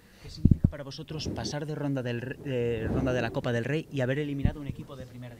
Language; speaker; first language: Spanish; native; Spanish